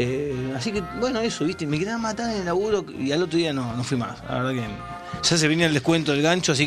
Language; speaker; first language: Spanish; native; Spanish